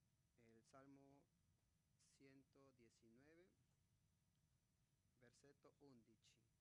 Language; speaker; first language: Italian; non-native, fluent; Spanish